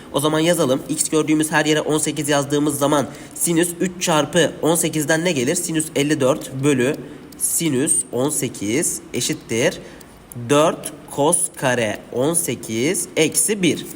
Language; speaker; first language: Turkish; native; Turkish